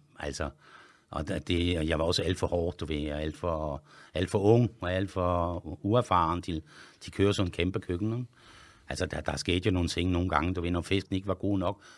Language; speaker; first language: Danish; non-native, fluent; French